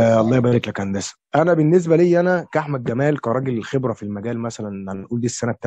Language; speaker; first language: Arabic; native; Arabic